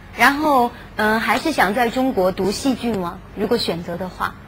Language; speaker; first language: Chinese; native; Chinese